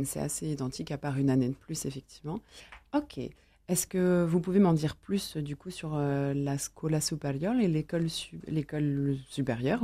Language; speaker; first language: French; native; French